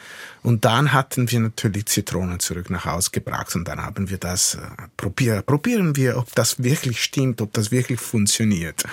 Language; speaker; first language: German; non-native, fluent; Italian